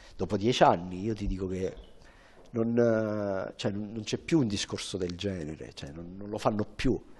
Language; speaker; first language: Italian; native; Italian